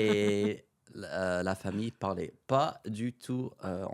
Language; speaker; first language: French; non-native, fluent; English